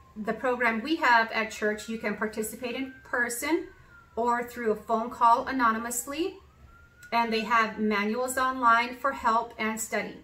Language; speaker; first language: English; native; English